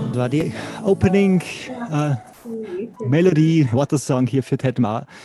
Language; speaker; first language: German; native; German